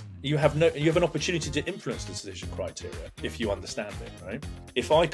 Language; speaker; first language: English; native; English